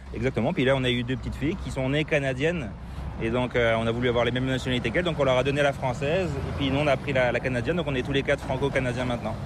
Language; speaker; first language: French; native; French